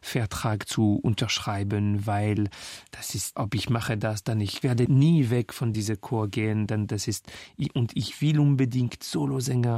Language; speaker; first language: German; non-native, local second language; French